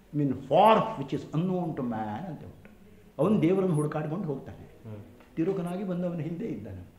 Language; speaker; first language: Kannada; non-native, local second language; Konkani